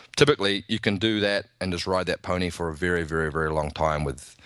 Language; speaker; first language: English; native; English